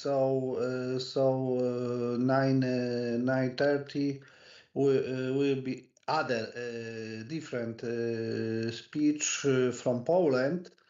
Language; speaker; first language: English; non-native, learner; Polish